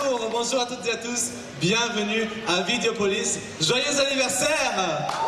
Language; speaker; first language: French; native; French